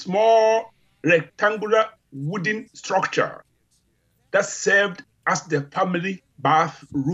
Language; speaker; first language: English; non-native, local second language; Akan